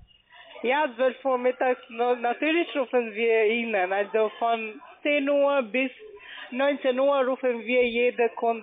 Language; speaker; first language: German; non-native, fluent; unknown